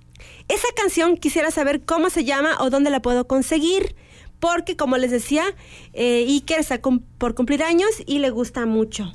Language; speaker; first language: Spanish; native; Spanish